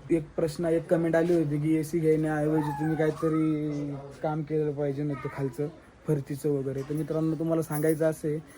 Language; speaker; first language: Marathi; native; Marathi